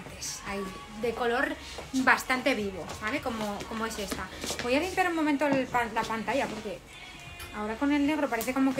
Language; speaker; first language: Spanish; native; Spanish